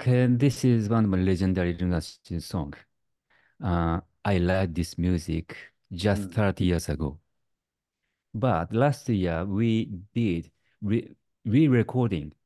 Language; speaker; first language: English; non-native, learner; Japanese